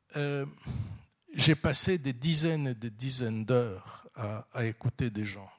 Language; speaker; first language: French; early bilingual, other home language; Turkish